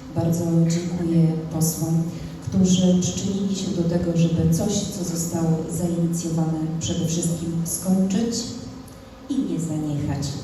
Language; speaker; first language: Polish; native; Polish